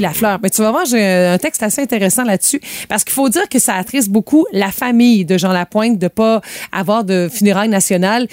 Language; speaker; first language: French; native; French